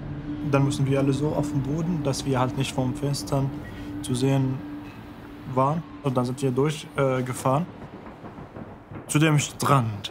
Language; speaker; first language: German; non-native, fluent; Arabic